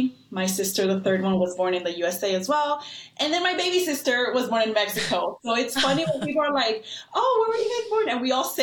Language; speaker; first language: English; native; English